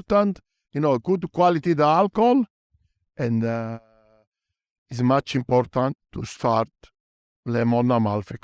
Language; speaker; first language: English; non-native, learner; Italian